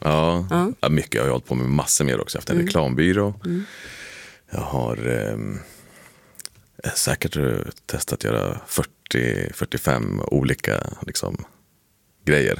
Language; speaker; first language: Swedish; native; Swedish